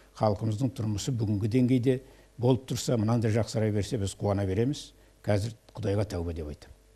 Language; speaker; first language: Kazakh; native; Kazakh